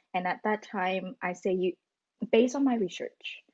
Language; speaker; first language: English; non-native, fluent; Vietnamese